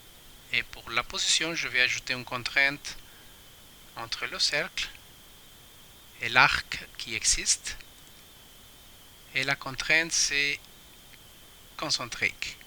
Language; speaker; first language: French; non-native, fluent; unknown